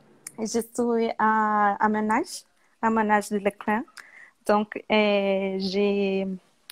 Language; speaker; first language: French; non-native, learner; Portuguese